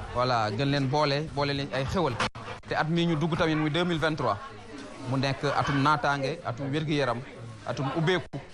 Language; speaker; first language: Wolof; native; Wolof